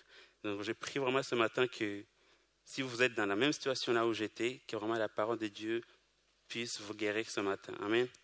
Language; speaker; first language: French; non-native, local second language; Kinyarwanda